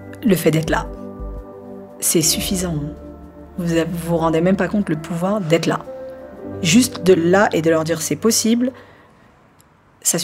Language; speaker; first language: French; early bilingual, other home language; Arabic